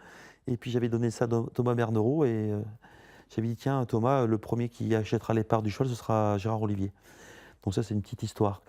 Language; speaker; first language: French; native; French